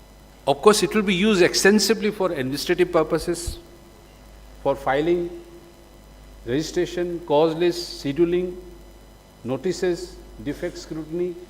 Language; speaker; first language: English; non-native, local second language; Manipuri